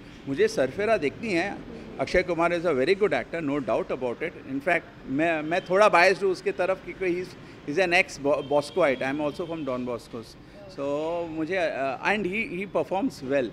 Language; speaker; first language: Hindi; native; Hindi